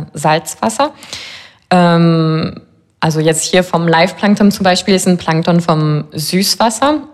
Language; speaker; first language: German; non-native, fluent; French